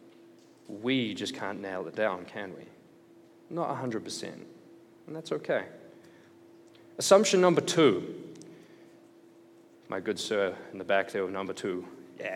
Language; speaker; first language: English; native; English